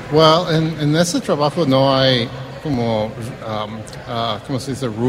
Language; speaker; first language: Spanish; early bilingual, heritage; Spanish